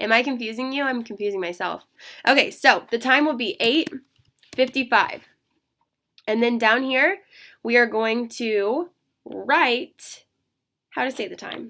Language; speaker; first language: English; native; English